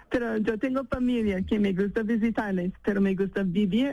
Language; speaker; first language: Spanish; non-native, fluent; English